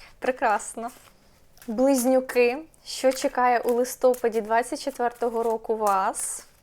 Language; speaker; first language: Ukrainian; non-native, local second language; Russian